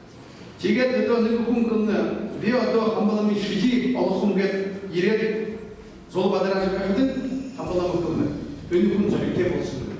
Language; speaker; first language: Mongolian; non-native, learner; Buriat